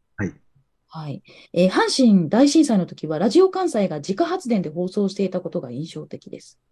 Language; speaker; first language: Japanese; native; Japanese